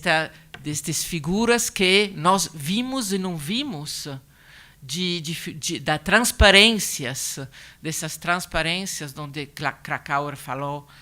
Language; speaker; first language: Portuguese; non-native, learner; Italian